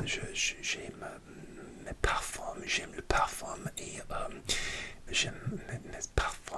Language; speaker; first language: French; non-native, learner; English